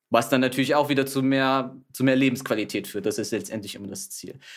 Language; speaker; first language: German; native; German